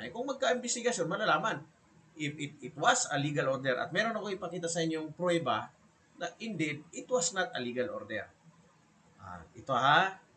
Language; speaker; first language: English; non-native, local second language; Filipino